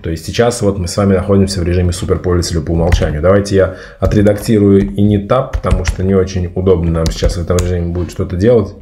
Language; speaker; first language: Russian; native; Russian